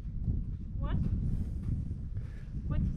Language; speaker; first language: English; non-native, learner; German